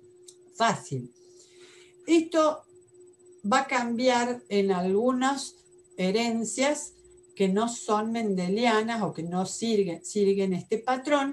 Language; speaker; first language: Spanish; native; Spanish